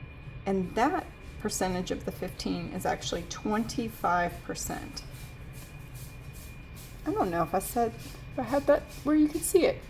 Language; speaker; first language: English; native; English